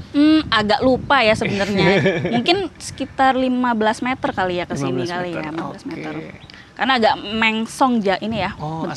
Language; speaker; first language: Indonesian; native; Indonesian